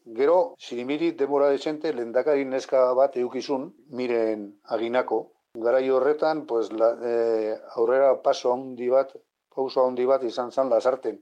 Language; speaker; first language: Basque; non-native, local second language; Spanish